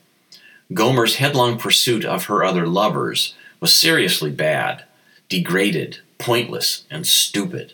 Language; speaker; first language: English; native; English